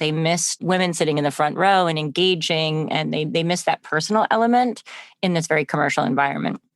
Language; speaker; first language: English; native; English